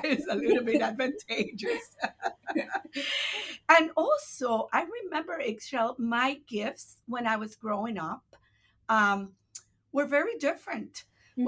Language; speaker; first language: English; non-native, fluent; Spanish